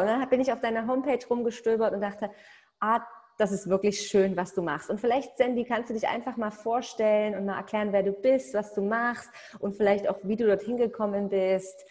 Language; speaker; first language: German; native; German